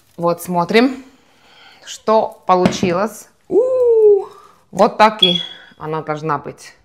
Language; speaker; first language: Russian; non-native, fluent; Estonian